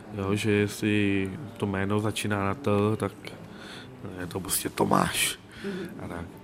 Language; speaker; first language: Czech; non-native, fluent; Vietnamese